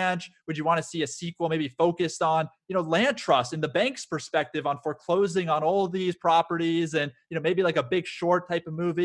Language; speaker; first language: English; native; English